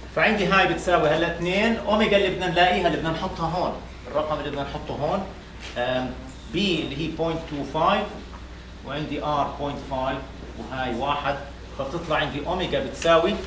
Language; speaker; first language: Arabic; native; Arabic